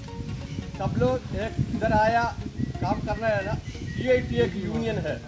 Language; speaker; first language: Hindi; non-native, local second language; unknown